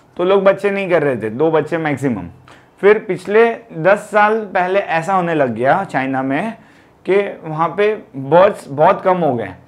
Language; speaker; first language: Hindi; non-native, local second language; Gujarati